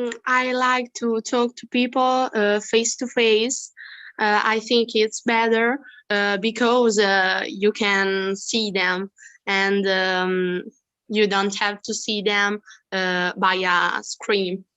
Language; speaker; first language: English; non-native, fluent; Italian